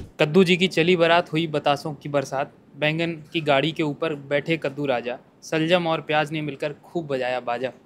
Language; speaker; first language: Hindi; native; Hindi